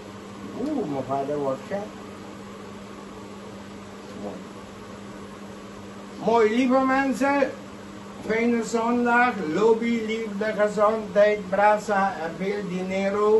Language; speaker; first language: Dutch; non-native, local second language; Caribbean Hindustani